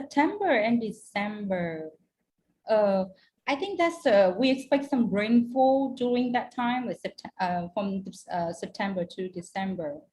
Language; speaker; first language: English; non-native, fluent; Vietnamese